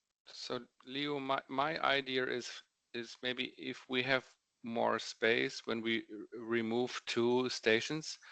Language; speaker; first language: English; non-native, fluent; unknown